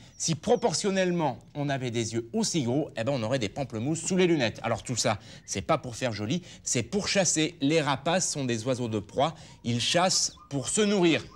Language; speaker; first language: French; native; French